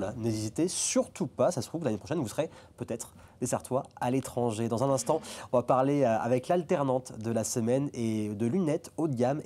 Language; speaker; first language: French; native; French